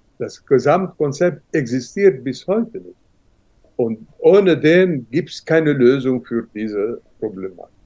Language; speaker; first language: German; non-native, fluent; Arabic